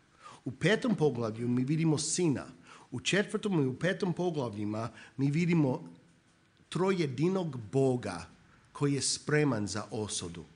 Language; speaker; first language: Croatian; non-native, fluent; English